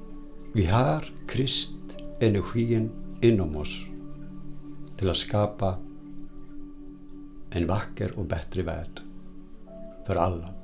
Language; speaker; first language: Swedish; non-native, fluent; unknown